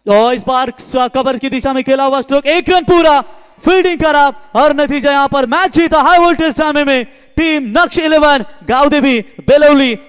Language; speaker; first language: Hindi; non-native, local second language; Marathi